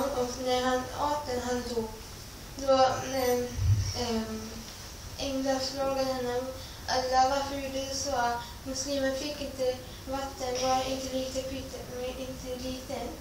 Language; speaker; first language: Swedish; early bilingual, other home language; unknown